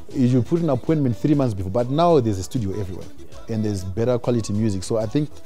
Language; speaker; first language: English; non-native, local second language; Shona